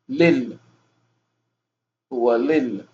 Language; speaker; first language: Arabic; non-native, fluent; English